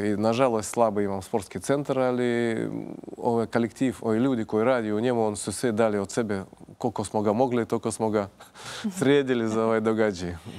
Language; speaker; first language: Croatian; non-native, fluent; Russian